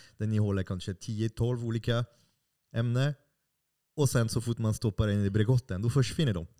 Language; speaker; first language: Swedish; non-native, fluent; French